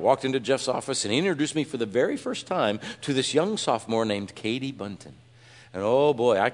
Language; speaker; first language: English; native; English